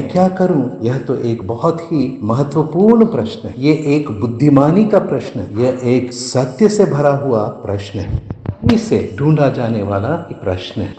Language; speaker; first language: Hindi; native; Hindi